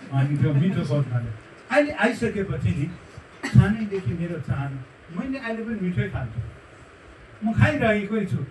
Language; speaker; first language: Nepali; non-native, local second language; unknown